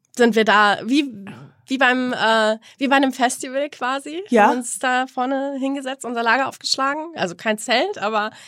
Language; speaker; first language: German; native; German